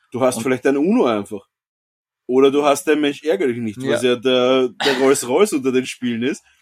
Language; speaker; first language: German; native; German